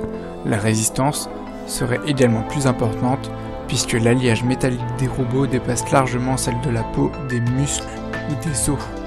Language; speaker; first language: French; native; French